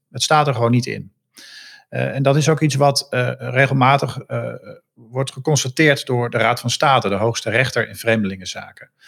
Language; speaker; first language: Dutch; native; Dutch